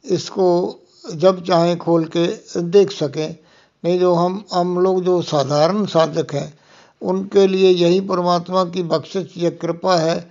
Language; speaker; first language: Hindi; non-native, local second language; Punjabi